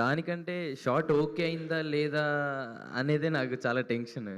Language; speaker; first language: Telugu; native; Telugu